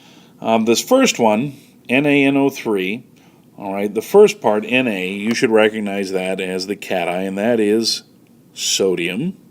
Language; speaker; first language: English; native; English